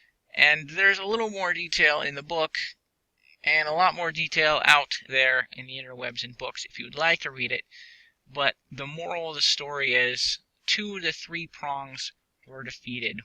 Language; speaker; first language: English; native; English